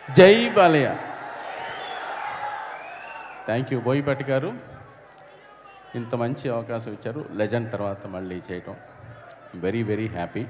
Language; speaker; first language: Telugu; native; Telugu